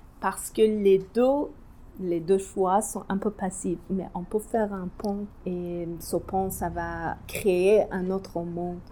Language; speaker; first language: French; non-native, fluent; Persian